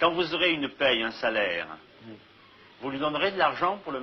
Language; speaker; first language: French; native; French